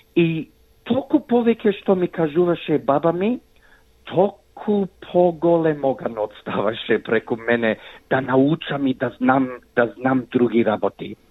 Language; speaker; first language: Macedonian; early bilingual, heritage; Macedonian